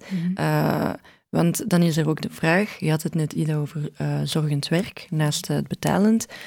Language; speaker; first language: Dutch; early bilingual, other home language; Arabic